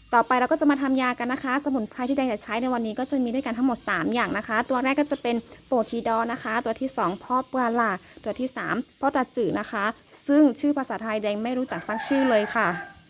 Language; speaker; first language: Thai; non-native, local second language; S'gaw Karen